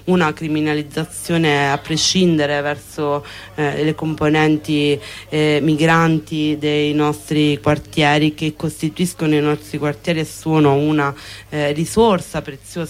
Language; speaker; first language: Italian; native; Italian